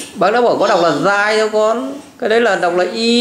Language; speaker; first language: Vietnamese; native; Vietnamese